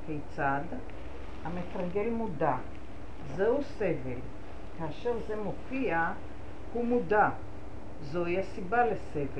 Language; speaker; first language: Hebrew; native; Hebrew